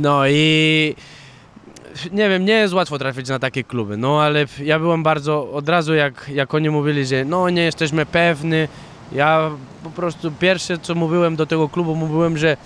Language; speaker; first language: Polish; non-native, fluent; Catalan